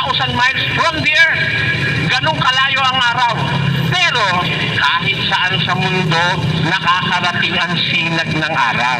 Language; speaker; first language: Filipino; native; Filipino